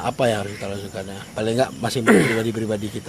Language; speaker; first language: Indonesian; native; Indonesian